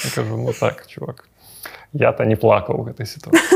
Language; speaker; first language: Belarusian; native; Belarusian